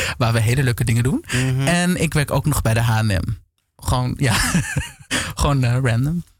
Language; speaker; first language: Dutch; early bilingual, other home language; Bangla